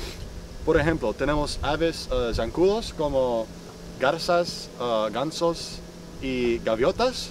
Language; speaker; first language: Spanish; non-native, fluent; English